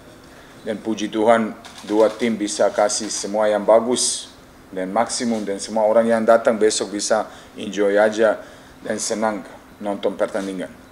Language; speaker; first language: Indonesian; non-native, fluent; English